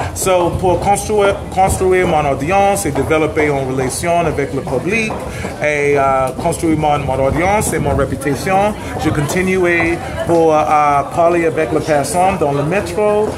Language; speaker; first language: French; non-native, learner; English